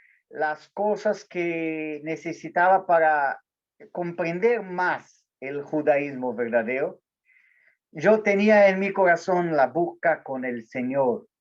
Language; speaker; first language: Spanish; non-native, fluent; Portuguese